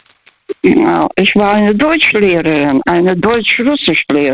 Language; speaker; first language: German; non-native, fluent; Russian